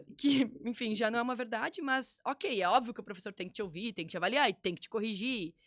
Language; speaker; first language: Portuguese; native; Portuguese